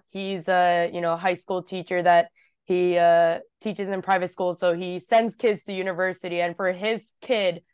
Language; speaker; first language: English; early bilingual, other home language; Japanese